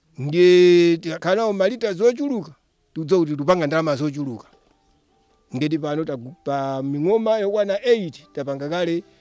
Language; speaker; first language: Nyanja; native; Nyanja